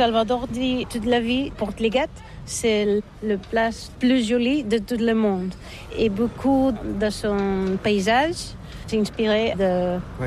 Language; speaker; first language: French; non-native, fluent; Spanish